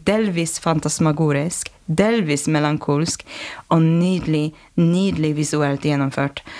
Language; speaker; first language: Norwegian; non-native, fluent; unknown